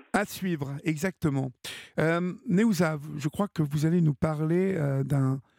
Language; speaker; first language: French; native; French